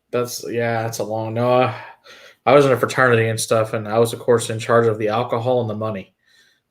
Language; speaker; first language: English; native; English